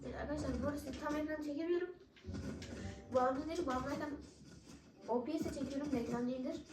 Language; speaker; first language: Turkish; native; Turkish